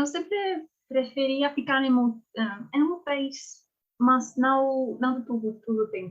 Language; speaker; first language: Portuguese; non-native, learner; English